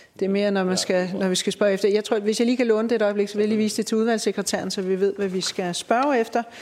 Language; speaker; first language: Danish; native; Danish